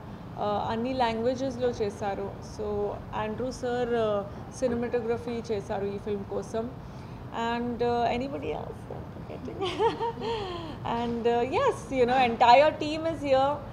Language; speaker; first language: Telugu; non-native, fluent; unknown